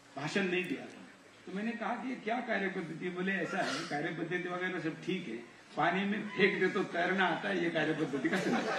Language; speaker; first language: Hindi; non-native, local second language; Marathi